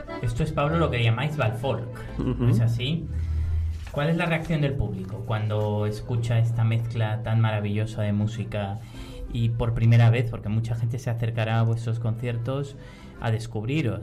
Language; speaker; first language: Spanish; native; Spanish